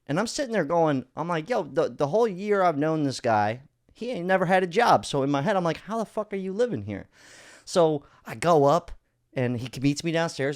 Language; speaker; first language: English; native; English